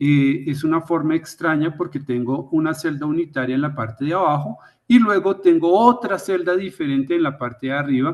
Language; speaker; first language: Spanish; native; Spanish